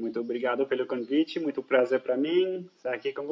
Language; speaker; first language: Portuguese; non-native, fluent; French